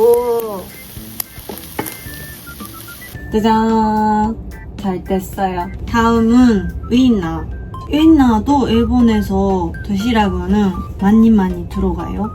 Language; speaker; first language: Korean; non-native, fluent; Japanese